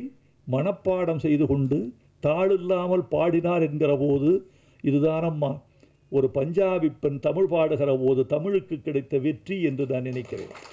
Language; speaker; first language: Tamil; native; Tamil